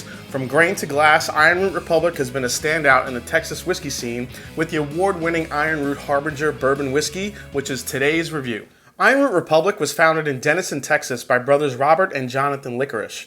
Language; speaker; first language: English; native; English